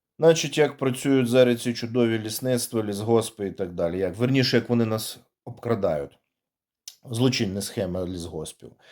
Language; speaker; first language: Ukrainian; native; Ukrainian